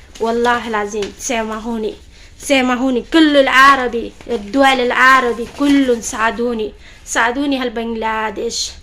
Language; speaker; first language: Arabic; non-native, learner; Bangla